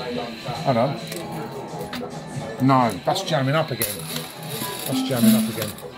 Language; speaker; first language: English; native; English